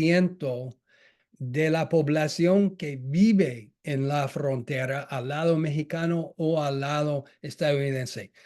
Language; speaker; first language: Spanish; non-native, fluent; English